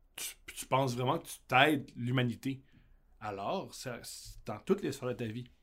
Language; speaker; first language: French; native; French